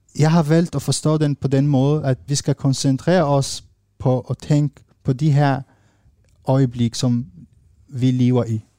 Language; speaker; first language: Danish; non-native, fluent; Arabic